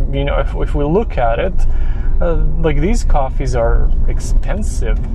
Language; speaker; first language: English; non-native, fluent; Serbian